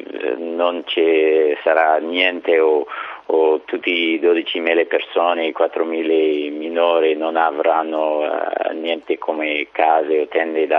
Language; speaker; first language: Italian; non-native, fluent; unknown